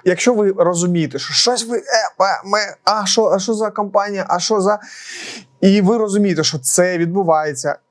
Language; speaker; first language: Ukrainian; non-native, local second language; Russian